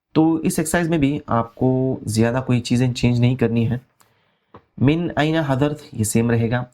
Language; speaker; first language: Urdu; native; Urdu